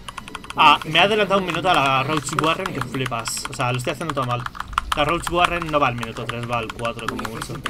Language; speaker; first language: Spanish; native; Spanish